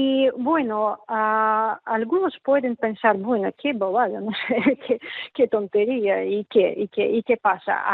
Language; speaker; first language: Spanish; non-native, fluent; Russian